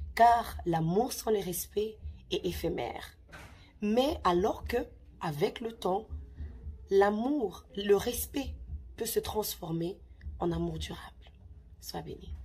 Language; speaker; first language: French; non-native, local second language; Lingala